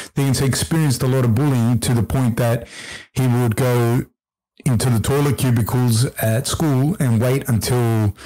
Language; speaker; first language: English; early bilingual, other home language; Spanish